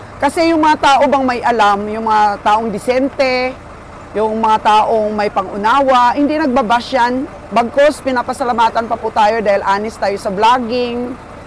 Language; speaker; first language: Filipino; non-native, local second language; Cebuano